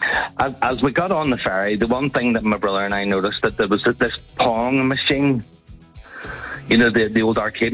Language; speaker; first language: English; native; English